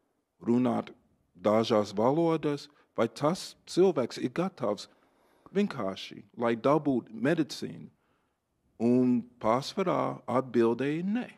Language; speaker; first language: Latvian; non-native, fluent; English